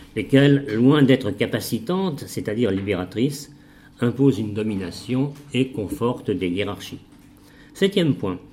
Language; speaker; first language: French; native; French